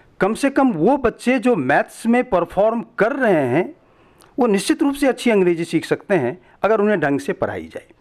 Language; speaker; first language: Hindi; native; Hindi